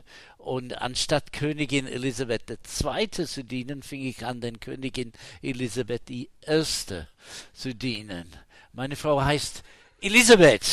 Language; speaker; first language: German; non-native, fluent; English